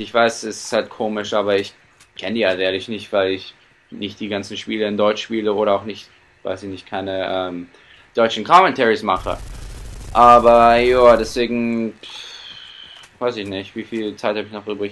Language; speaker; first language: German; early bilingual, heritage; German